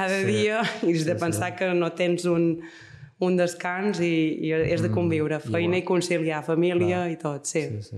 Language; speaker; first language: Catalan; native; Catalan